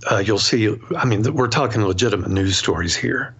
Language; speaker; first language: English; native; English